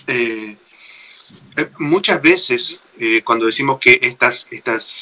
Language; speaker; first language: Spanish; native; Spanish